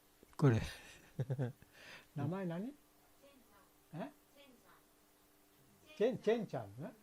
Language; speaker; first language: Japanese; non-native, fluent; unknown